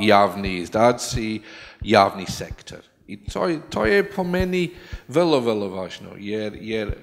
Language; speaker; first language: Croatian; non-native, learner; English